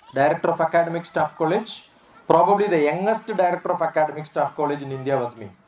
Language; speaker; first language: English; non-native, local second language; Malayalam